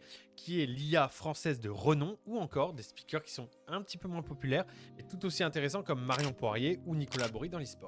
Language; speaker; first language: French; native; French